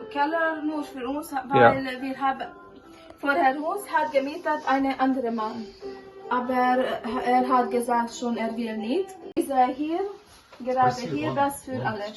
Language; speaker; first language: German; non-native, learner; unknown